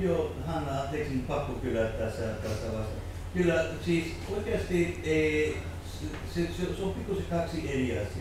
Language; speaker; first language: Finnish; non-native, fluent; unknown